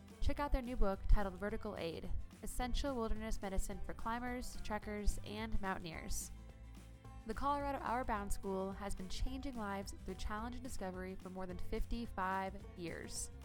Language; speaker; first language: English; native; English